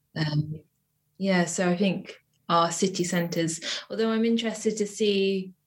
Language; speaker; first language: English; native; English